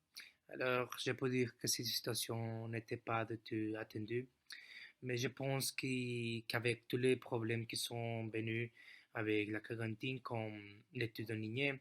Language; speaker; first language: French; non-native, fluent; Spanish